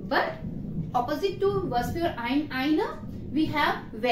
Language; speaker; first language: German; non-native, learner; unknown